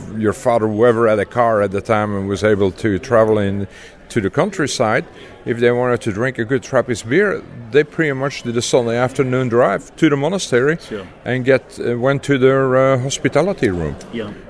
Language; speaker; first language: English; non-native, fluent; Dutch